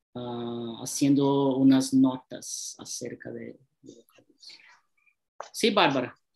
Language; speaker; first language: Spanish; non-native, learner; Portuguese